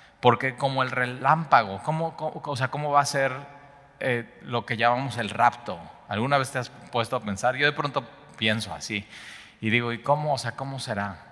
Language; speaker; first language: Spanish; native; Spanish